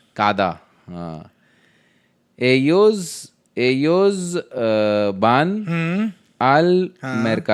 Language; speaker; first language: Spanish; non-native, learner; Hindi